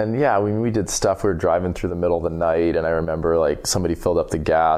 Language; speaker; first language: English; native; English